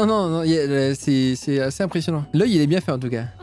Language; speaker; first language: French; native; French